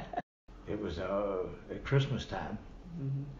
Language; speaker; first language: English; native; English